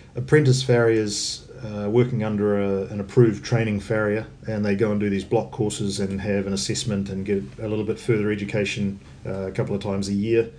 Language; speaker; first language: English; native; English